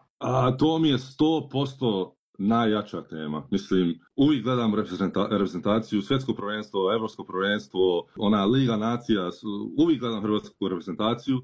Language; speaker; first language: Serbian; early bilingual, heritage; Croatian